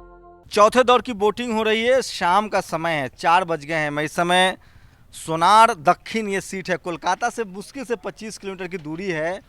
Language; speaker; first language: Hindi; native; Hindi